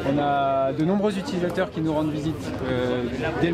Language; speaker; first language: French; native; French